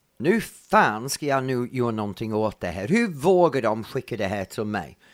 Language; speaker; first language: Swedish; non-native, fluent; English